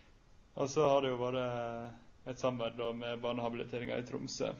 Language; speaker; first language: Norwegian; native; Norwegian